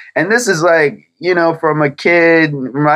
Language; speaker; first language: English; early bilingual, other home language; French